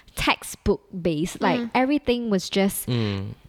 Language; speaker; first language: English; native; English